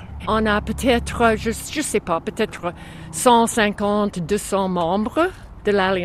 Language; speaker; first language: French; non-native, fluent; English